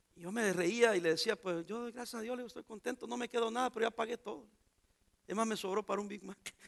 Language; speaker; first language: Spanish; native; Spanish